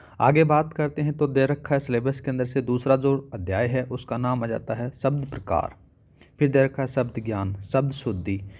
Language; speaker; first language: Hindi; native; Hindi